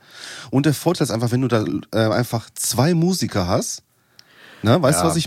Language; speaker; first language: German; native; German